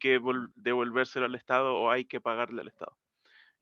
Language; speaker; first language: Spanish; native; Spanish